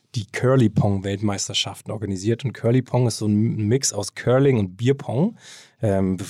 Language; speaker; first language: German; native; German